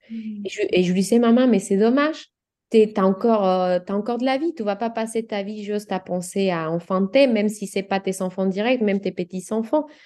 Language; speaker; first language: French; non-native, fluent; Spanish